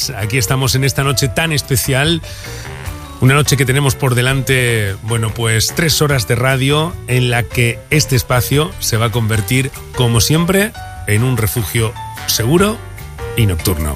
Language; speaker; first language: Spanish; native; Spanish